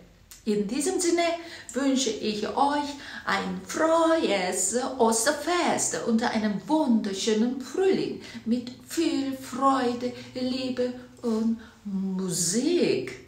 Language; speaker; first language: German; non-native, fluent; Korean